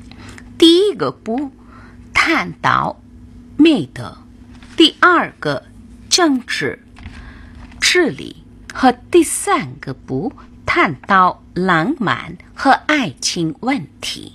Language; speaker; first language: Chinese; non-native, fluent; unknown